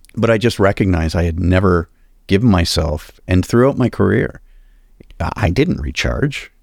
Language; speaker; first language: English; native; English